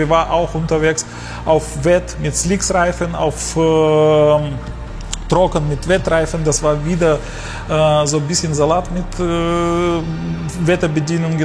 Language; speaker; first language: German; non-native, learner; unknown